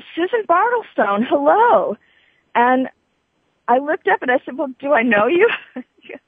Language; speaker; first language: English; native; English